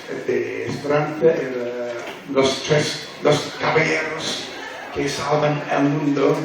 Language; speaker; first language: Spanish; non-native, fluent; English